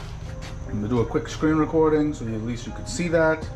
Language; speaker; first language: English; native; English